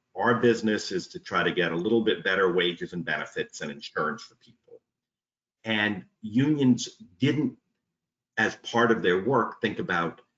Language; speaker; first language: English; native; English